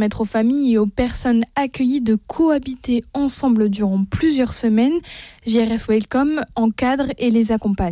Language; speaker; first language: French; native; French